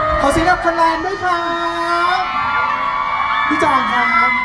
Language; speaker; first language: Thai; native; Thai